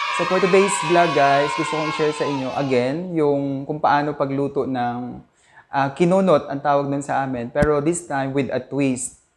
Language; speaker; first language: Filipino; non-native, local second language; Bikol